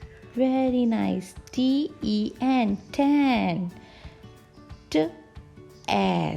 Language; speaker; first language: English; non-native, local second language; Hindi